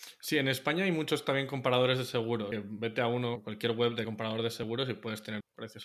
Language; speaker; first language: Spanish; native; Spanish